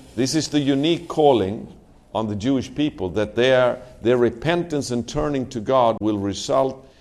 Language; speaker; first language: English; non-native, fluent; Swedish